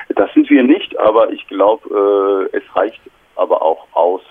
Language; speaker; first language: German; non-native, fluent; Turkish